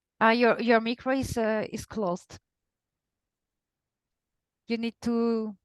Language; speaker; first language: English; non-native, fluent; Italian